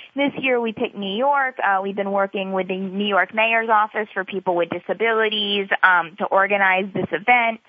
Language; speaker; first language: English; native; English